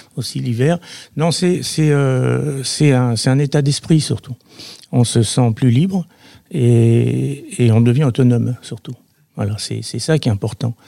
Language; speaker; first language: French; native; French